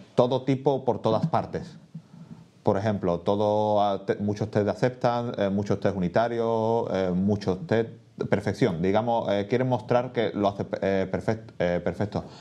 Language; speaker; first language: Spanish; native; Spanish